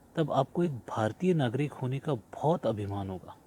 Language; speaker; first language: Hindi; non-native, local second language; Marathi